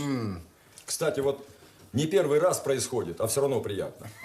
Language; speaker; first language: Russian; native; Russian